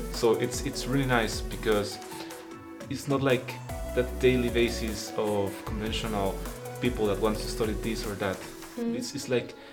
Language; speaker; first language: English; non-native, fluent; Spanish